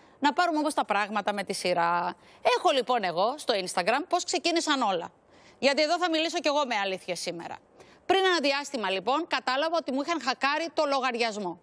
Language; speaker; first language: Greek; native; Greek